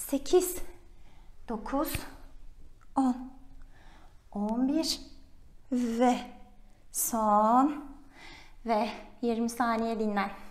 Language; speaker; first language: Turkish; native; Turkish